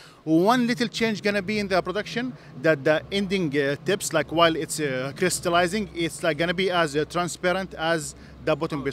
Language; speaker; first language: English; non-native, fluent; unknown